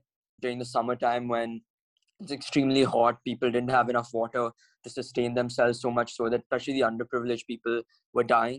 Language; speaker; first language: English; non-native, local second language; Hindi